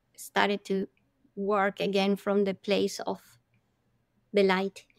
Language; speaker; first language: English; non-native, fluent; Spanish